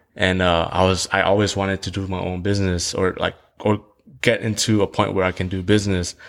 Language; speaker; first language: English; early bilingual, other home language; Vietnamese